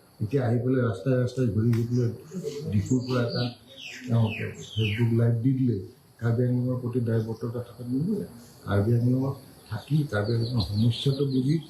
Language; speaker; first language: Assamese; non-native, local second language; Karbi